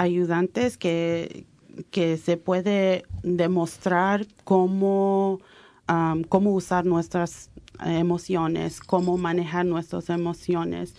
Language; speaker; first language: Spanish; early bilingual, heritage; Spanish